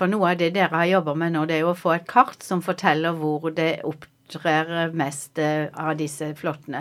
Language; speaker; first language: Norwegian; native; Norwegian